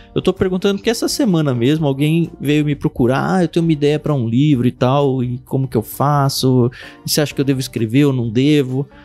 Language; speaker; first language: Portuguese; native; Portuguese